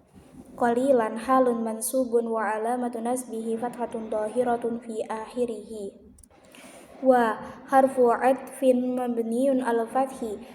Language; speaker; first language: Arabic; non-native, learner; Indonesian